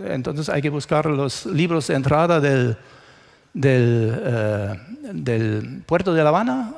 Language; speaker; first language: Spanish; non-native, fluent; German